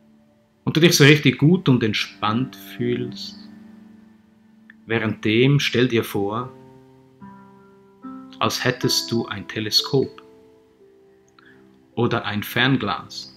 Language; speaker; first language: German; native; German